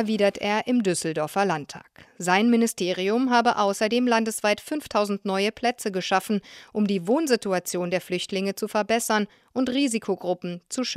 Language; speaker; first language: German; native; German